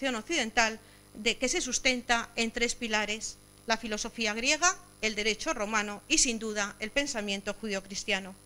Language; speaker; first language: Spanish; native; Spanish